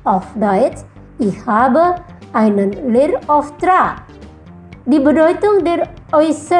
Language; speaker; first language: German; non-native, fluent; Indonesian